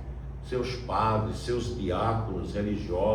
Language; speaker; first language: Portuguese; native; Portuguese